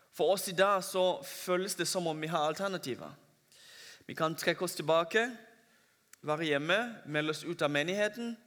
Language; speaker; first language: Norwegian; non-native, fluent; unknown